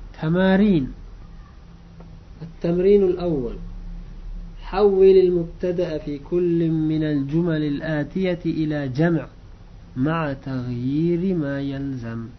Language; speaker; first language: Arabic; non-native, fluent; Uzbek